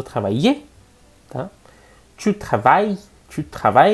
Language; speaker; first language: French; non-native, fluent; Portuguese